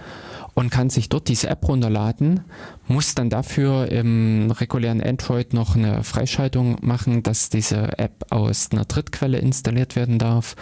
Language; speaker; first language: German; native; German